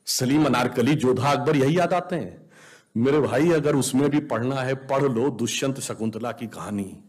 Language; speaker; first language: Hindi; native; Hindi